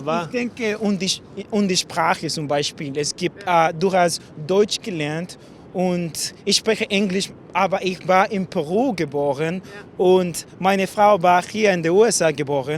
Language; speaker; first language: German; non-native, learner; English